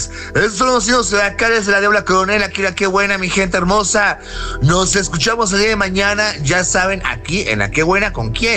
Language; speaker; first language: Spanish; native; Spanish